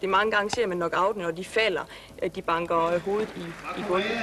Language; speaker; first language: Danish; native; Danish